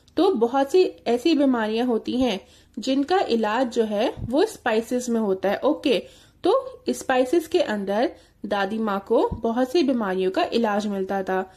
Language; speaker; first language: Hindi; native; Hindi